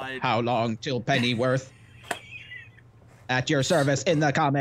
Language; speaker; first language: English; native; English